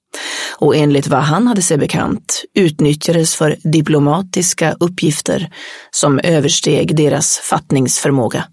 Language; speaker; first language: Swedish; native; Swedish